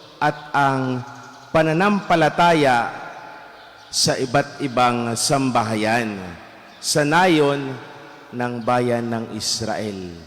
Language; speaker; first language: Filipino; non-native, local second language; Hiligaynon